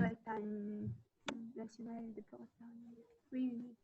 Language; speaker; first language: French; non-native, learner; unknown